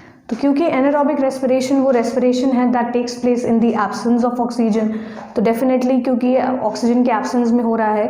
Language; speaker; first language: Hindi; native; Hindi